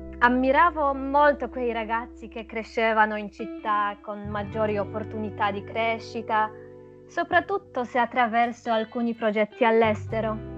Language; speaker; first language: Italian; non-native, fluent; Polish